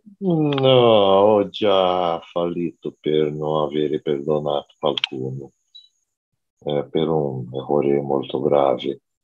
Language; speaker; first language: Italian; non-native, learner; Portuguese